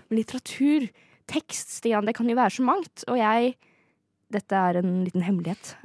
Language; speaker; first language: Norwegian; native; Norwegian